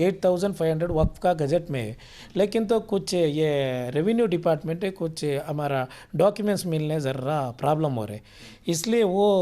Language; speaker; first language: Hindi; non-native, local second language; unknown